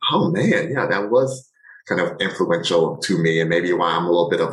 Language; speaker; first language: English; native; English